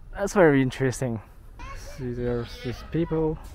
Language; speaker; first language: English; non-native, fluent; Chinese